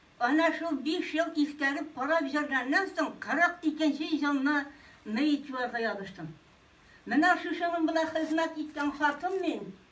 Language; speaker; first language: Tatar; native; Tatar